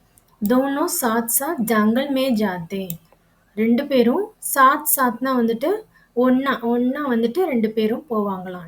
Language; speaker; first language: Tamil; native; Tamil